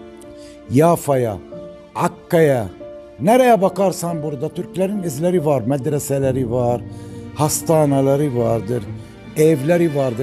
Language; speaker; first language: Turkish; non-native, fluent; Arabic